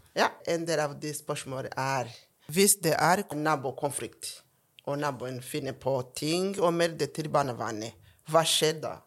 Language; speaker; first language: Norwegian; non-native, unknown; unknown